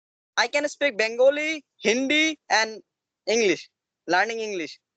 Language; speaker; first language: English; non-native, learner; Assamese